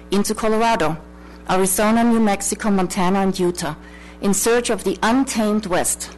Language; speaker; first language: English; non-native, fluent; German